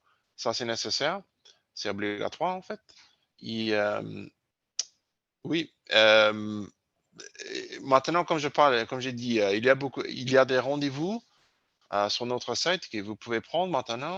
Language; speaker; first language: French; non-native, learner; English